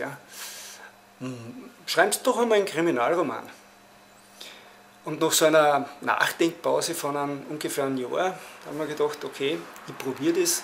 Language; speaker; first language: German; native; German